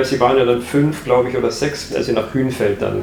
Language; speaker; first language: German; native; German